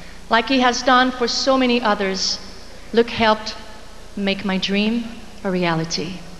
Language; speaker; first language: English; non-native, fluent; French